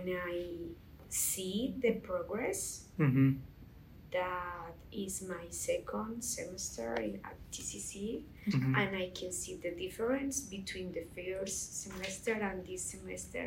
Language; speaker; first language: English; non-native, learner; Spanish